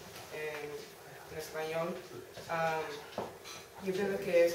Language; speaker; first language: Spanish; early bilingual, heritage; Spanish